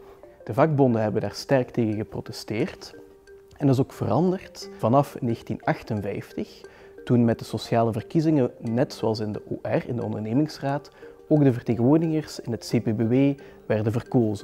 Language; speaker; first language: Dutch; native; Dutch